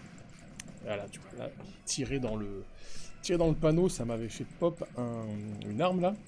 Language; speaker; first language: French; native; French